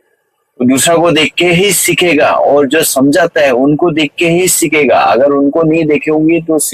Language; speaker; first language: Hindi; non-native, local second language; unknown